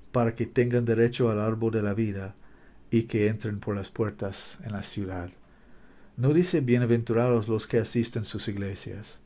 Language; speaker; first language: Spanish; non-native, learner; English